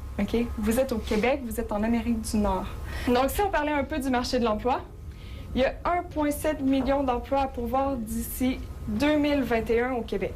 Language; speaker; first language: French; native; French